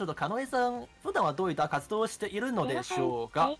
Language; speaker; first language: Japanese; native; Japanese